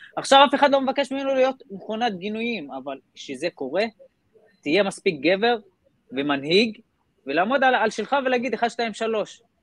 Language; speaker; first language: Hebrew; non-native, local second language; Arabic